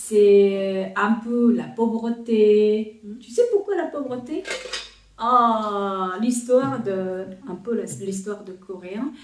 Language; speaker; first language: French; non-native, fluent; Korean